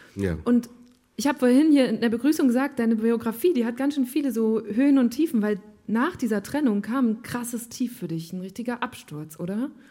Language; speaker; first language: German; native; German